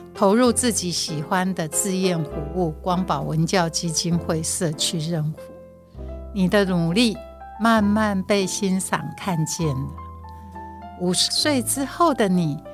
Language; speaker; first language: Chinese; non-native, local second language; Min Nan Chinese